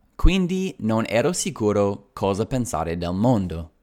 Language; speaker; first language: Italian; non-native, fluent; English